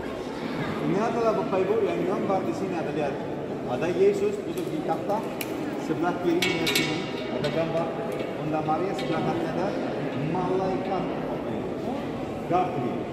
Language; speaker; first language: Indonesian; non-native, fluent; Turkish